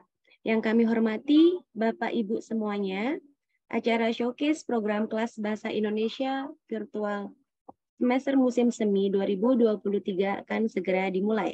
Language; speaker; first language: Indonesian; native; Indonesian